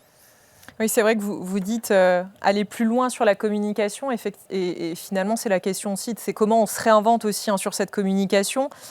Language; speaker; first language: French; native; French